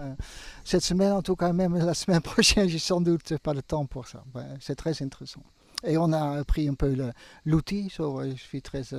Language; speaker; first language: French; non-native, fluent; Dutch